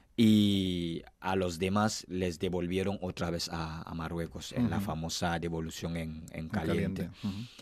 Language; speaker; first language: Spanish; non-native, fluent; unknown